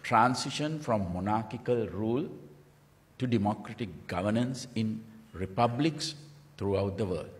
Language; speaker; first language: English; non-native, local second language; Sinhala